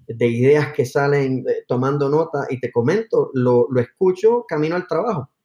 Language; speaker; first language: Spanish; native; Spanish